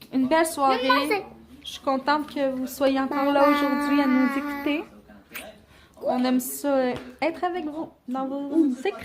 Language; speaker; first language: French; native; French